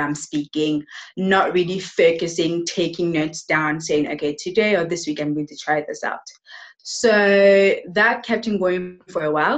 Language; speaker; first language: English; non-native, local second language; Yoruba